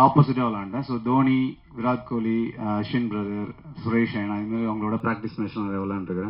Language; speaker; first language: Tamil; native; Tamil